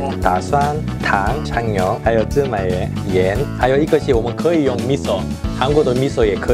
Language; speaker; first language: Chinese; non-native, learner; Korean